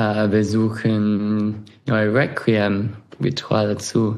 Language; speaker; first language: German; non-native, fluent; English